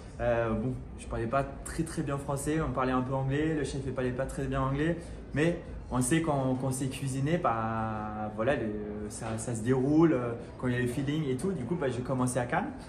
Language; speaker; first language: French; non-native, fluent; German